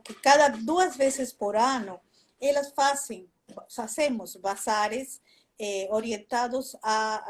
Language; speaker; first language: Spanish; non-native, fluent; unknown